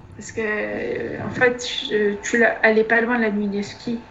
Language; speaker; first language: French; native; French